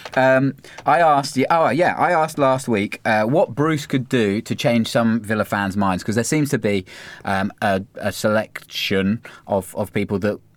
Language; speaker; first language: English; native; English